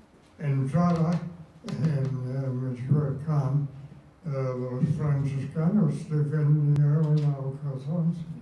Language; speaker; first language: Spanish; non-native, fluent; English